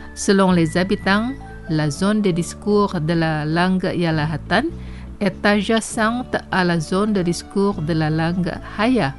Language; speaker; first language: French; non-native, fluent; Indonesian